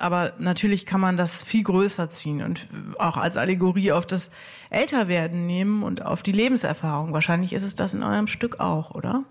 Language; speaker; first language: German; native; German